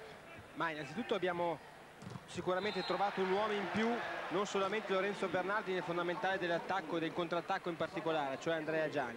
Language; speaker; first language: Italian; native; Italian